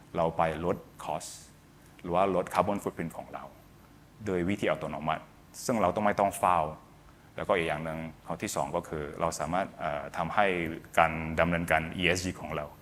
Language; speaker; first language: Thai; non-native, fluent; Indonesian